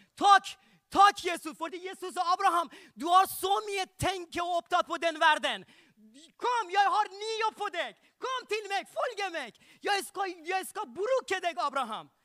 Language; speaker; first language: Norwegian; non-native, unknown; Persian